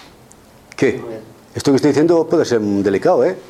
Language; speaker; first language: Spanish; native; Spanish